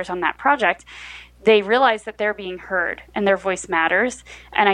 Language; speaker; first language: English; native; English